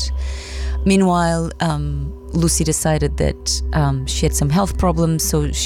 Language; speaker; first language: English; non-native, fluent; Portuguese